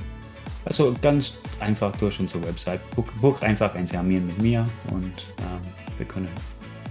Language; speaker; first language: German; non-native, fluent; English